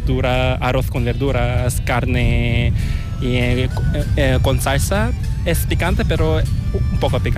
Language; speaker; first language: Spanish; non-native, fluent; Korean